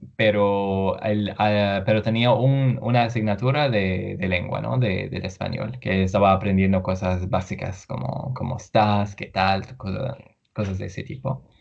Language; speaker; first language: Spanish; non-native, fluent; Arabic